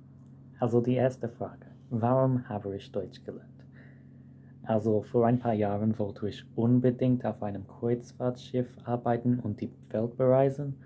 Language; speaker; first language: German; non-native, fluent; English